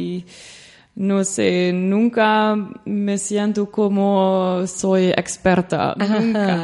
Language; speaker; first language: Spanish; non-native, learner; Dutch